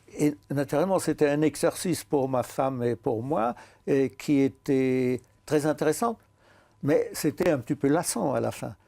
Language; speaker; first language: French; non-native, fluent; German